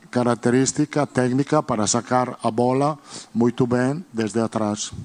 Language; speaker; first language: Portuguese; non-native, learner; Spanish